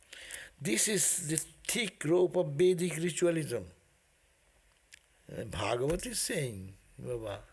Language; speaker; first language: English; non-native, local second language; Bangla